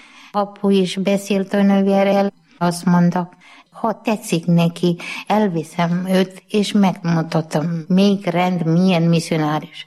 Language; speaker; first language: Hungarian; non-native, learner; Malayalam